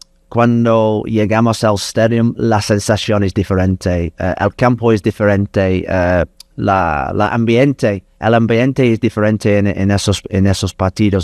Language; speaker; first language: Spanish; non-native, learner; English